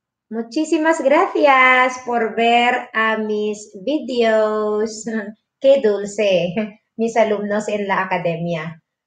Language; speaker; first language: Spanish; non-native, fluent; Filipino